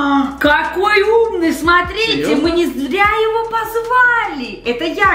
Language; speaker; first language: Russian; native; Russian